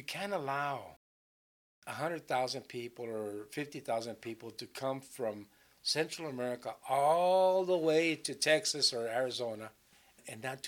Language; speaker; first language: English; native; English